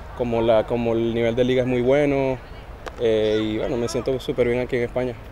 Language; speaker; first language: Spanish; native; Spanish